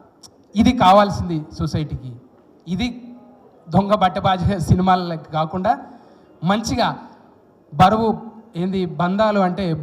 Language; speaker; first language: Telugu; native; Telugu